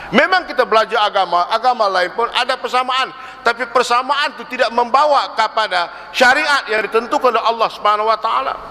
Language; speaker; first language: Malay; native; Malay